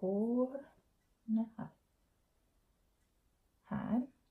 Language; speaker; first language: Swedish; non-native, learner; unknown